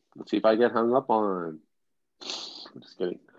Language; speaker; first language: English; native; English